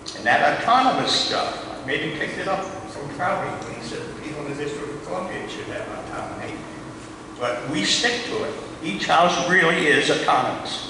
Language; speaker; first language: English; native; English